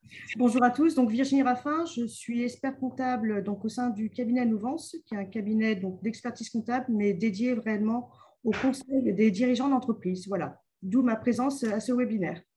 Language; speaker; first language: French; native; French